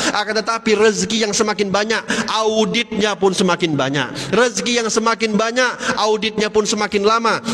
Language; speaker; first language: Malay; native; Malay